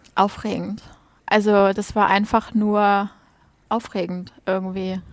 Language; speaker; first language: German; native; German